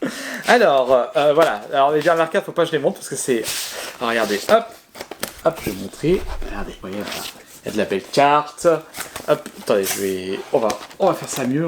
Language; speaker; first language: French; native; French